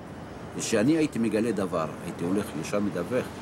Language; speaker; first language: Hebrew; non-native, fluent; Arabic